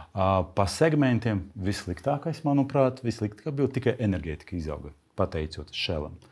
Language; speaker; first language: Latvian; non-native, local second language; Russian